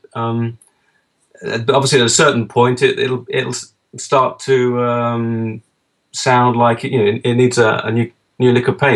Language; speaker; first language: English; native; English